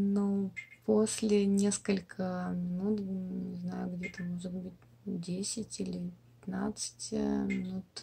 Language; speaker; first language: Russian; non-native, local second language; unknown